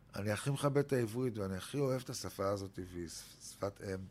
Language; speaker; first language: Hebrew; native; Hebrew